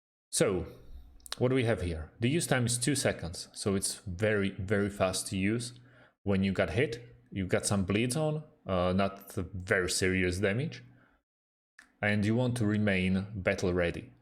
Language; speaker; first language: English; non-native, fluent; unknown